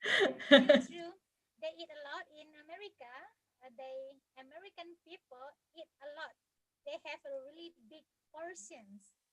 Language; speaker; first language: English; non-native, fluent; Indonesian